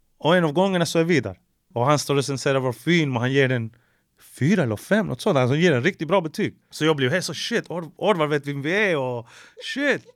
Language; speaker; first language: Swedish; early bilingual, other home language; Spanish